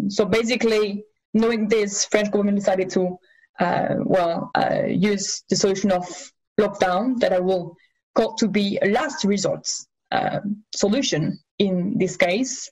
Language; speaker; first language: English; non-native, fluent; French